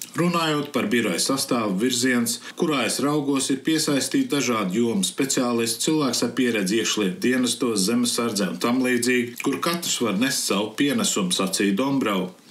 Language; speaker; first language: Latvian; early bilingual, heritage; Latvian